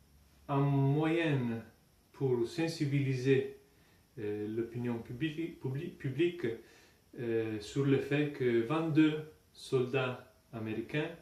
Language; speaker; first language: French; non-native, fluent; Italian